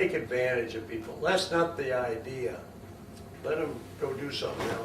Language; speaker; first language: English; native; English